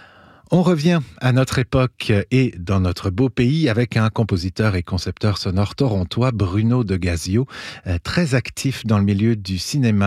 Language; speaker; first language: French; native; French